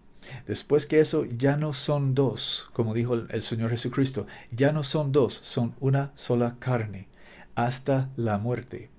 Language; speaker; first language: Spanish; non-native, learner; English